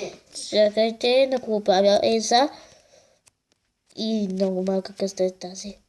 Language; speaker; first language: Bulgarian; native; Bulgarian